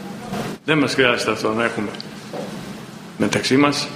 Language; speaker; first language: Greek; non-native, fluent; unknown